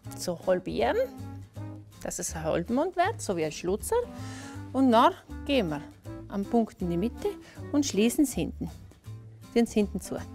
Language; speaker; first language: German; non-native, local second language; Italian